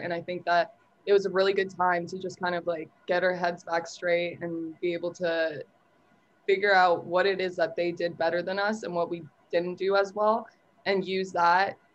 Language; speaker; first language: English; native; English